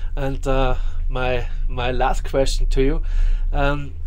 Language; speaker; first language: English; non-native, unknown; German